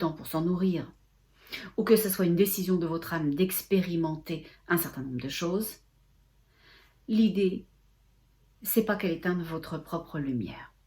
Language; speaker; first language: French; native; French